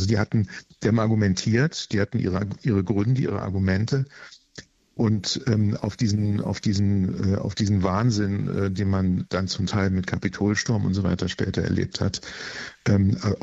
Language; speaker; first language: German; native; German